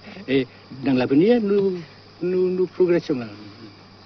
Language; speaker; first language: French; non-native, fluent; Vietnamese